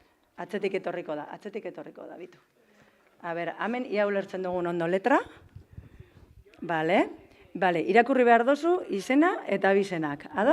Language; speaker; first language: Basque; native; Basque